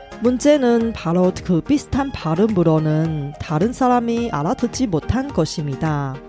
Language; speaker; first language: Korean; non-native, fluent; Chinese